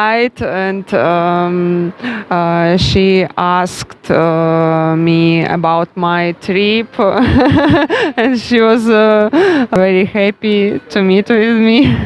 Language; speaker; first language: English; non-native, learner; Russian